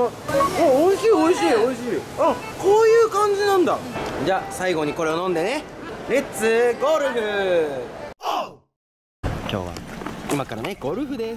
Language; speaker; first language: Japanese; native; Japanese